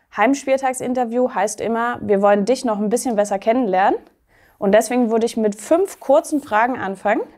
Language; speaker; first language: German; native; German